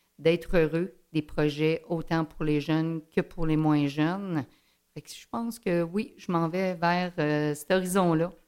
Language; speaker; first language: French; native; French